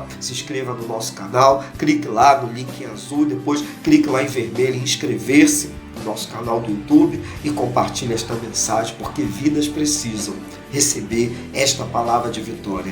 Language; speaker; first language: Portuguese; native; Portuguese